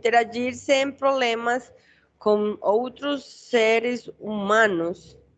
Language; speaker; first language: Portuguese; non-native, learner; Spanish